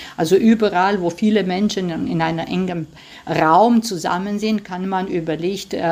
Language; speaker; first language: German; non-native, fluent; Romanian